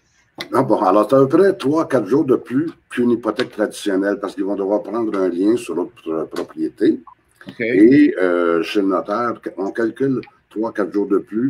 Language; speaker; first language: French; native; French